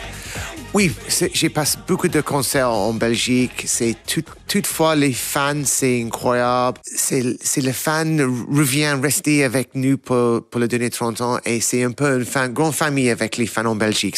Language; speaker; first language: French; non-native, learner; English